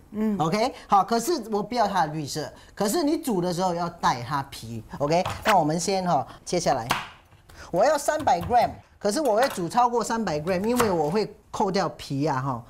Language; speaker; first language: Chinese; native; Chinese